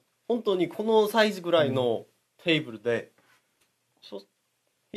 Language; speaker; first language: Japanese; non-native, learner; Korean